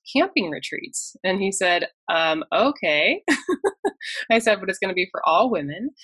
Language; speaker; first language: English; native; English